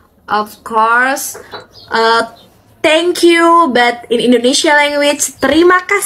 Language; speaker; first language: English; non-native, learner; Indonesian